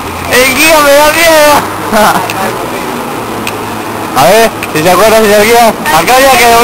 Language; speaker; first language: Spanish; native; Spanish